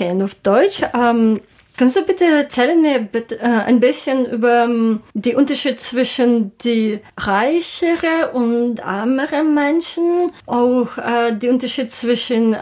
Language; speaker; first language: German; non-native, learner; Ukrainian